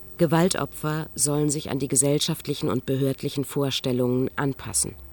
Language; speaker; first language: German; native; German